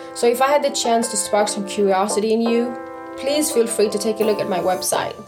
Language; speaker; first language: English; non-native, fluent; Swedish